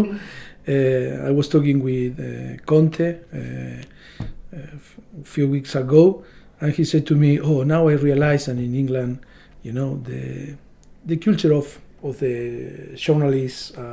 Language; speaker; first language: English; non-native, learner; Spanish